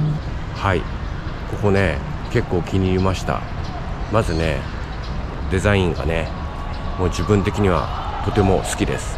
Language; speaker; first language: Japanese; native; Japanese